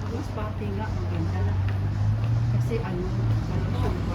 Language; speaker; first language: Filipino; non-native, local second language; Cebuano